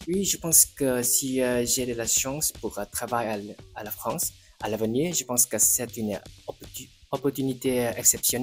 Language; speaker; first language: French; non-native, fluent; Vietnamese